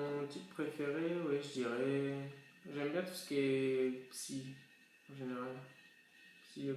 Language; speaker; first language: French; native; French